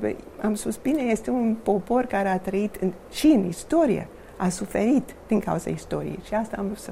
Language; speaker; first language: Romanian; non-native, fluent; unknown